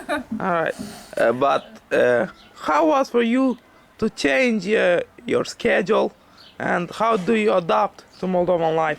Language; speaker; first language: English; non-native, fluent; Romanian